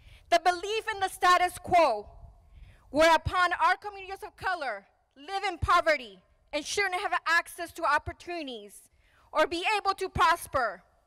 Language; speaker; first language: English; early bilingual, other home language; Spanish